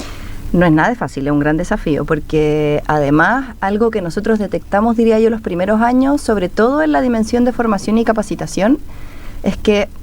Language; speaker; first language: Spanish; native; Spanish